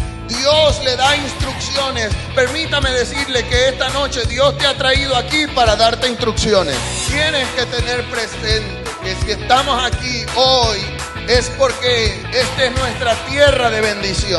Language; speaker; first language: Spanish; native; Spanish